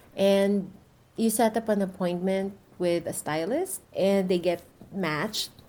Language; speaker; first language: English; non-native, local second language; Filipino